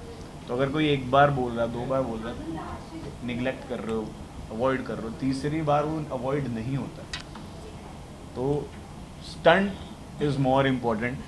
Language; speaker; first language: Hindi; native; Hindi